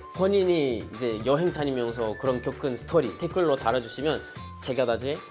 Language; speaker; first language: Korean; non-native, fluent; Portuguese